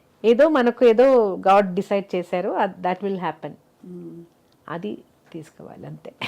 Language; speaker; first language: Telugu; non-native, local second language; Malayalam